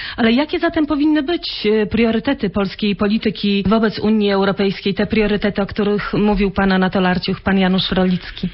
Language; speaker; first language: Polish; native; Polish